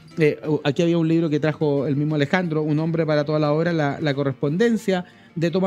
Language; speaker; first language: Spanish; native; Spanish